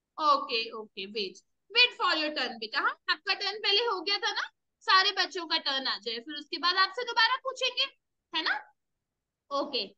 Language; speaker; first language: Hindi; native; Hindi